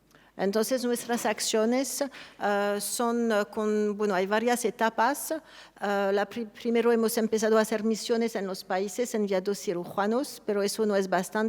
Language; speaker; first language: Spanish; non-native, fluent; French